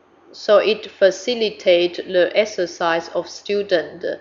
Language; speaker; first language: English; non-native, fluent; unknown